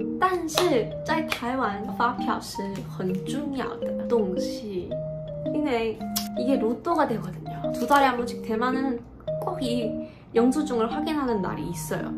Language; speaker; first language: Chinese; non-native, learner; Korean